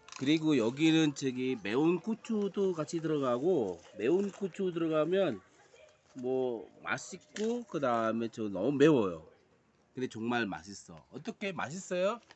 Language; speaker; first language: Korean; non-native, learner; Indonesian